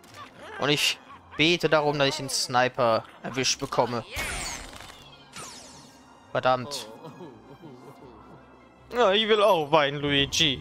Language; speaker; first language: German; native; German